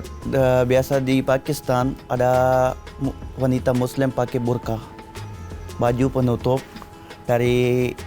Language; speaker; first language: Indonesian; non-native, learner; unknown